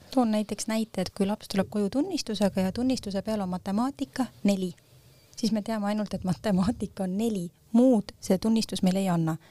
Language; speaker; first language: Estonian; native; Estonian